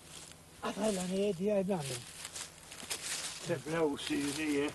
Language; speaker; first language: Swedish; native; Swedish